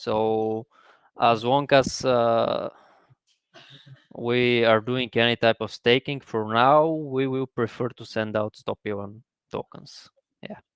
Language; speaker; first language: English; non-native, fluent; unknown